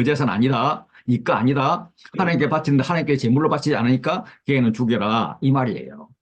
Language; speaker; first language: Korean; native; Korean